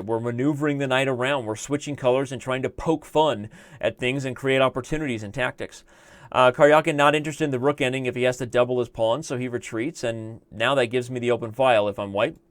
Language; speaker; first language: English; native; English